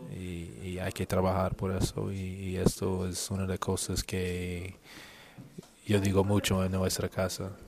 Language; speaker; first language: Spanish; non-native, learner; English